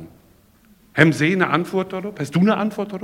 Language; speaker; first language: German; native; German